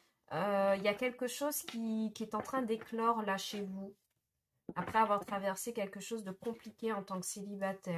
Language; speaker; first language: French; native; French